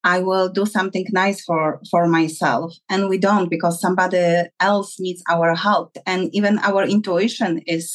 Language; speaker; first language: English; non-native, fluent; Polish